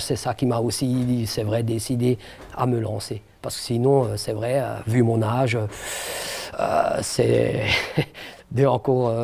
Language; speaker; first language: French; native; French